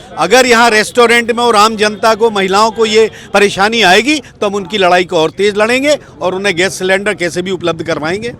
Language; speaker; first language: Hindi; native; Hindi